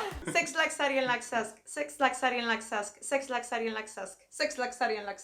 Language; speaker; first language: Spanish; non-native, fluent; Swedish